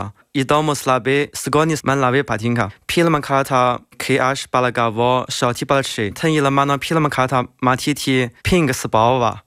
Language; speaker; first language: Lithuanian; non-native, learner; Chinese